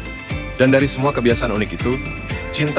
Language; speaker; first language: Indonesian; native; Indonesian